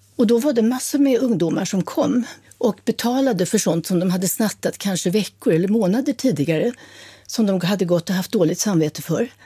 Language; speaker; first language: Swedish; native; Swedish